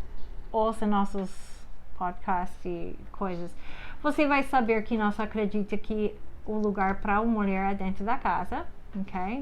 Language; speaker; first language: Portuguese; non-native, fluent; English